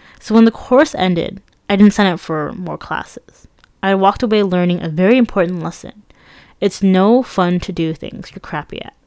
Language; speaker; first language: English; early bilingual, other home language; Persian